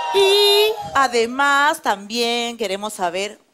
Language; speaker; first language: Spanish; native; Spanish